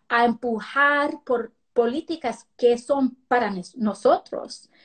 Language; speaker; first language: Spanish; early bilingual, heritage; Spanish